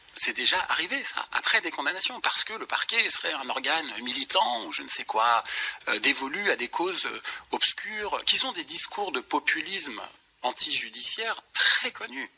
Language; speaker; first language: French; native; French